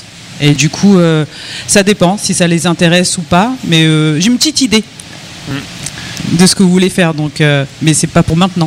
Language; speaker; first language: French; native; French